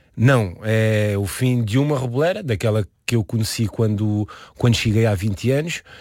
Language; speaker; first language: Portuguese; early bilingual, heritage; Portuguese